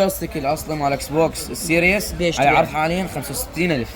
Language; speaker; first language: Arabic; native; Arabic